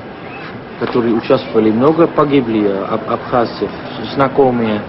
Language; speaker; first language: Russian; non-native, learner; Dutch